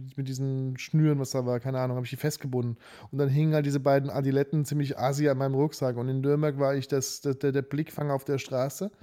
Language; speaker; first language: German; native; German